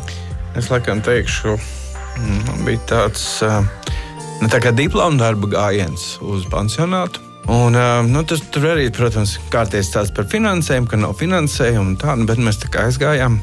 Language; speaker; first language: Latvian; native; Latvian